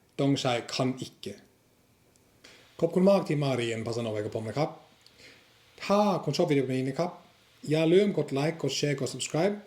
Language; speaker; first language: Thai; non-native, fluent; Norwegian